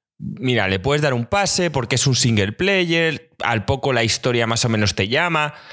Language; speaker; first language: Spanish; native; Spanish